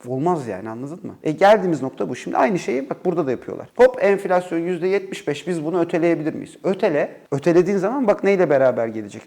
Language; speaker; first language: Turkish; native; Turkish